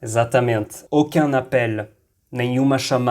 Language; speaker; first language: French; non-native, local second language; Arabic